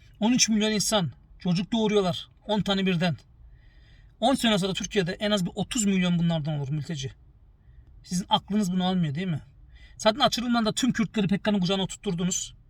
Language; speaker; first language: Turkish; early bilingual, heritage; Turkish